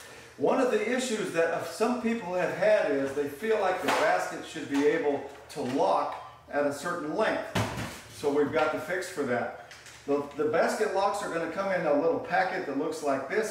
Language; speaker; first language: English; native; English